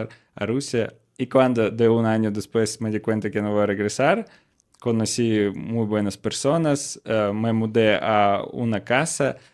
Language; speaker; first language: Spanish; non-native, learner; Russian